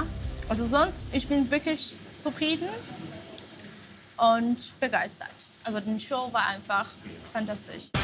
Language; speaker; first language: German; non-native, fluent; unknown